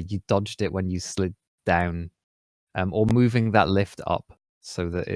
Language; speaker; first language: English; native; English